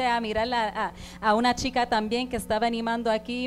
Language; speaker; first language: Spanish; native; Spanish